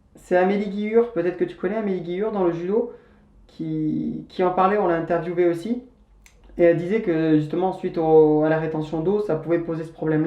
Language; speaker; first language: French; native; French